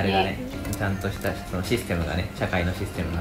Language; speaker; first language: Japanese; native; Japanese